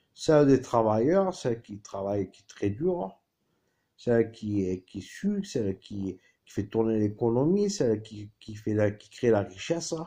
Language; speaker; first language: French; native; French